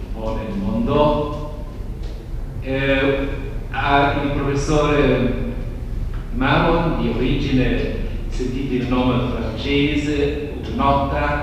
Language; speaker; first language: Italian; non-native, fluent; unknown